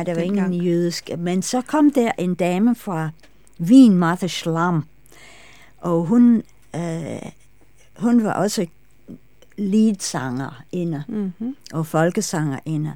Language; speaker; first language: Danish; non-native, fluent; English